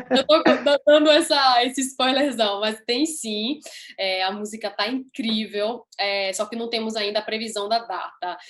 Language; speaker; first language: Portuguese; early bilingual, heritage; Portuguese